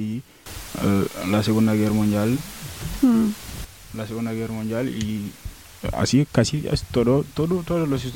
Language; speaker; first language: Spanish; non-native, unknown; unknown